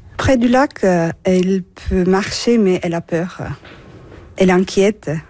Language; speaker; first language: French; non-native, fluent; Turkish